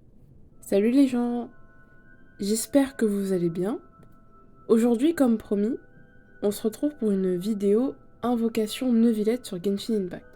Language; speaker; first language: French; native; French